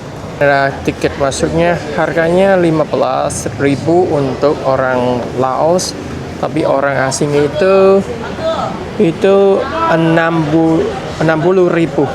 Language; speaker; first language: Indonesian; non-native, fluent; Vietnamese